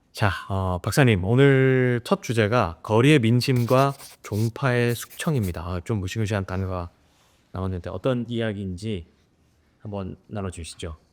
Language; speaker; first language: Korean; native; Korean